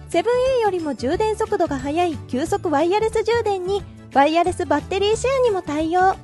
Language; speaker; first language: Japanese; native; Japanese